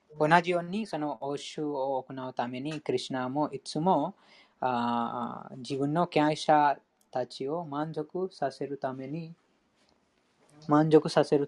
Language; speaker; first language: Japanese; non-native, fluent; Hindi